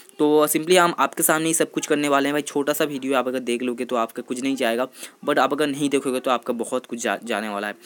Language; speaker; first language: Hindi; non-native, local second language; Bangla